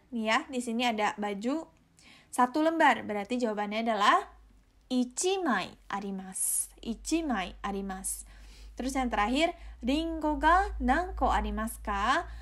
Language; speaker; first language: Indonesian; native; Indonesian